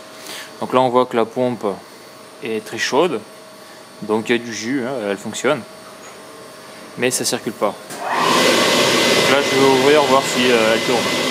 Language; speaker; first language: French; native; French